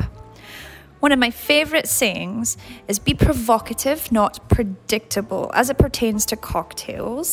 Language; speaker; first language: English; native; English